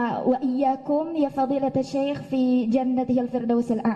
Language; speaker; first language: Arabic; non-native, fluent; Indonesian